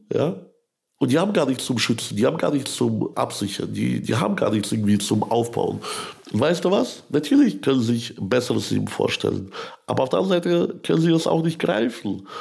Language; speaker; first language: German; early bilingual, other home language; Russian